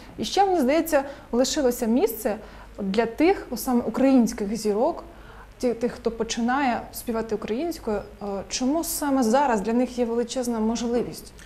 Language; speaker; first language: Ukrainian; native; Ukrainian